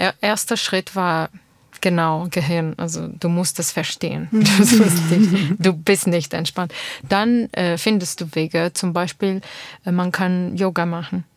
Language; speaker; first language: German; non-native, learner; Armenian